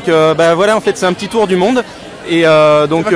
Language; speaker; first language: French; native; French